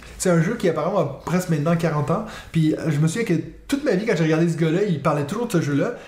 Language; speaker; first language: French; native; French